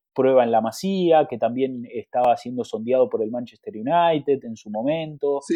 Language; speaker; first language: Spanish; native; Spanish